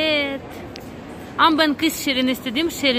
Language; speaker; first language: Turkish; non-native, learner; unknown